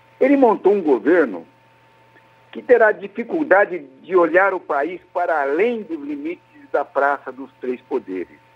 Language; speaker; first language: Portuguese; native; Portuguese